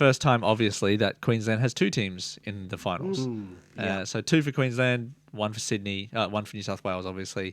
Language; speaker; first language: English; native; English